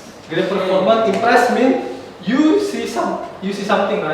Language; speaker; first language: English; non-native, fluent; Indonesian